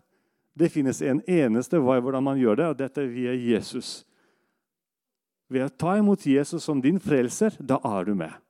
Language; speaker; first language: Norwegian; non-native, fluent; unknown